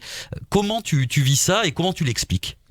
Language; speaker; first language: French; native; French